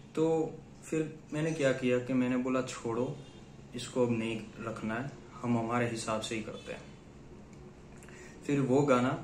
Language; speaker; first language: Hindi; non-native, local second language; Gujarati